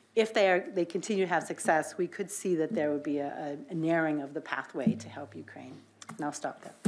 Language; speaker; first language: English; native; English